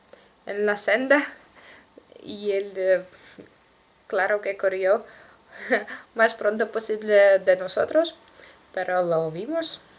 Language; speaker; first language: Spanish; non-native, learner; Russian